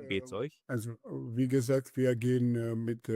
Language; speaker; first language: German; non-native, learner; Georgian